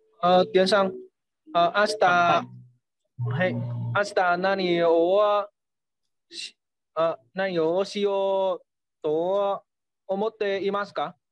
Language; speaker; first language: Japanese; non-native, learner; Vietnamese